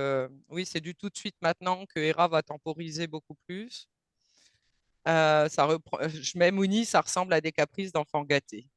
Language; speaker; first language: French; native; French